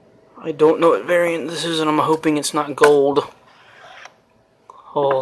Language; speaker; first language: English; native; English